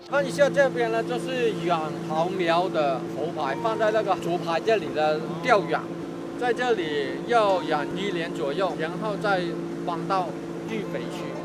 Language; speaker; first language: Chinese; non-native, local second language; Cantonese